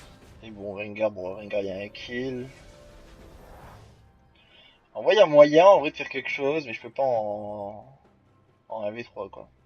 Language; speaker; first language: French; native; French